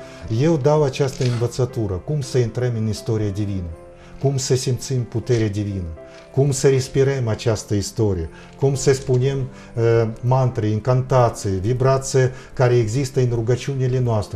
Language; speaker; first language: Romanian; non-native, fluent; Russian